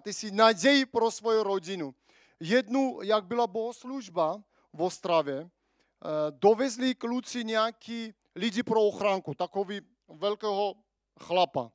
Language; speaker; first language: Czech; non-native, fluent; Armenian